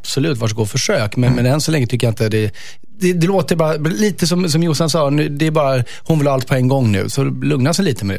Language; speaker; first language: Swedish; native; Swedish